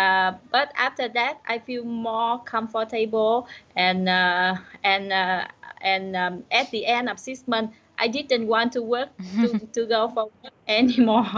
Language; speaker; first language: English; non-native, learner; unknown